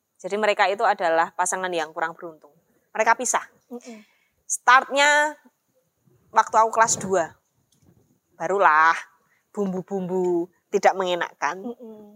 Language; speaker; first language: Indonesian; non-native, local second language; Javanese